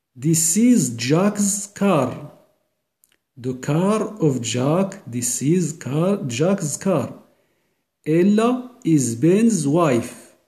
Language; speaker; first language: English; non-native, learner; Arabic